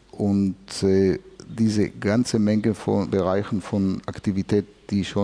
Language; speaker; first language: German; non-native, fluent; Hebrew